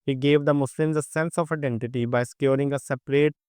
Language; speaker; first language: English; non-native, local second language; Urdu